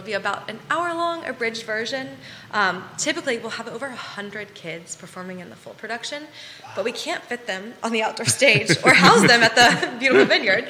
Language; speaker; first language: English; native; English